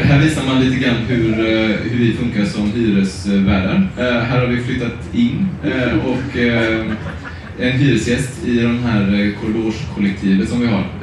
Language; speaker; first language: Swedish; native; Swedish